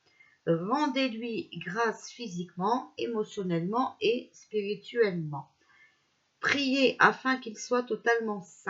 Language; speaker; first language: French; native; French